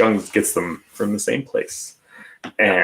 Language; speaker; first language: English; native; English